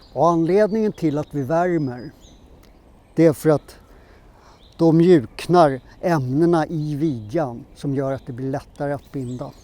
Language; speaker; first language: Swedish; native; Swedish